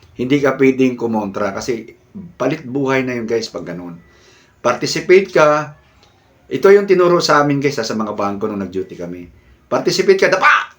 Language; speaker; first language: Filipino; native; Filipino